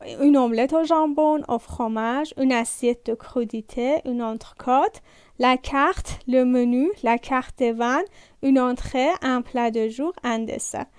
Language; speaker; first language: French; non-native, fluent; Persian